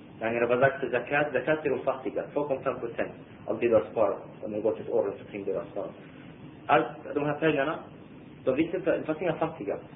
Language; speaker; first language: Swedish; non-native, fluent; Arabic